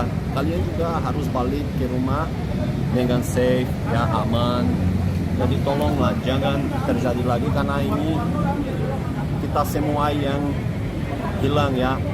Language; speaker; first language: Indonesian; non-native, fluent; Portuguese